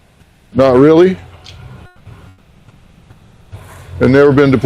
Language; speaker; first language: English; native; English